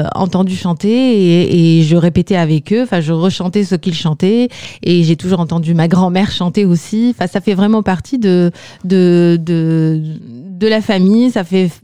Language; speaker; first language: French; non-native, local second language; Kabyle